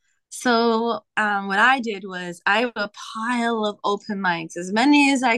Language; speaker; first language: English; native; English